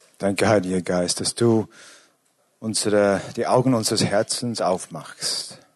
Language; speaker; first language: German; non-native, fluent; English